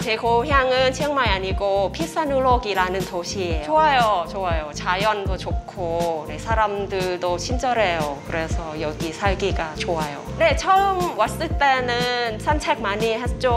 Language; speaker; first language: Korean; non-native, fluent; Thai